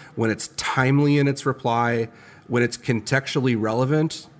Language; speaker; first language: English; native; English